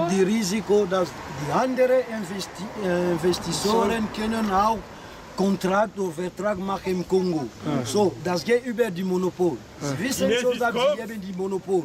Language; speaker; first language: German; non-native, learner; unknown